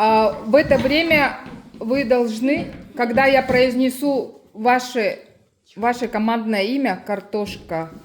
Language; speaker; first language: Russian; native; Russian